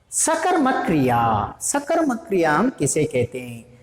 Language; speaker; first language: Hindi; non-native, local second language; Kannada